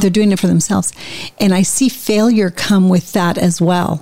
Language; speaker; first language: English; native; English